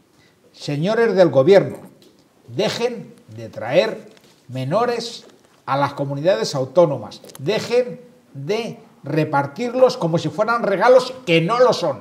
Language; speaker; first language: Spanish; native; Spanish